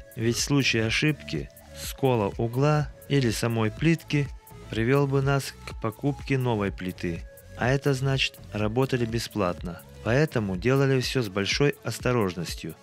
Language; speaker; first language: Russian; native; Russian